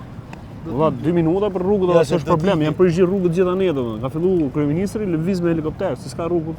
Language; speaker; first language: Albanian; native; Albanian